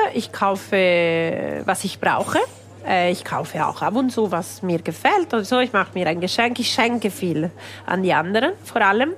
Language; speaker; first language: German; non-native, local second language; Italian